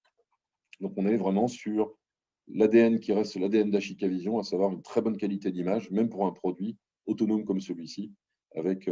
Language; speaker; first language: French; native; French